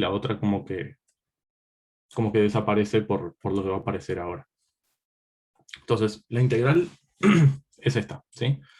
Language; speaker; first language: Spanish; native; Spanish